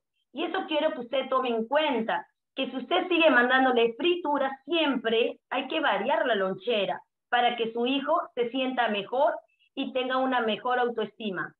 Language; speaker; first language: Spanish; native; Spanish